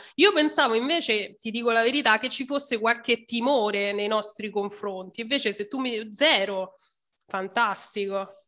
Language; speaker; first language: Italian; native; Italian